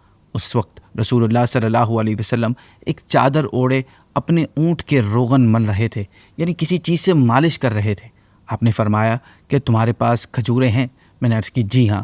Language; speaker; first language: Urdu; native; Urdu